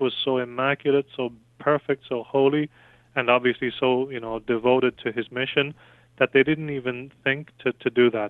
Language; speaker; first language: English; native; English